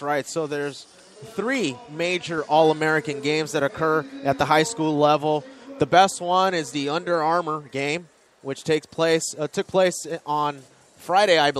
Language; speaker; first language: English; native; English